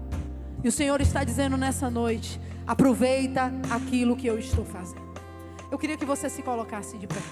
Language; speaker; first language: Portuguese; native; Portuguese